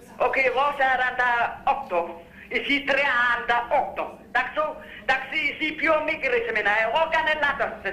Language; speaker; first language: Greek; non-native, learner; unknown